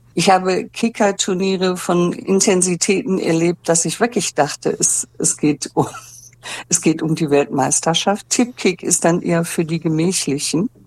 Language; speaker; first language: German; native; German